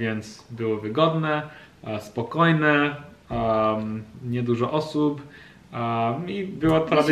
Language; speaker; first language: Polish; non-native, learner; English